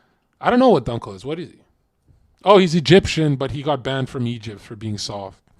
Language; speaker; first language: English; native; English